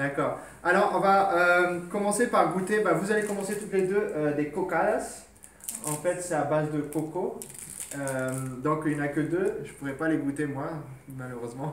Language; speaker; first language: French; native; French